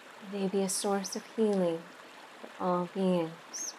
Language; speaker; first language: English; native; English